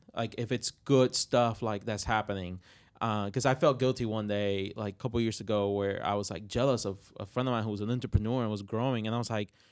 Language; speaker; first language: English; non-native, fluent; Spanish